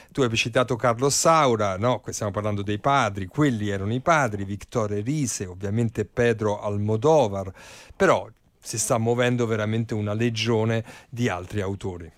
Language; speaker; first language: Italian; native; Italian